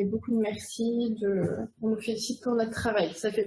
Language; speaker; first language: French; native; French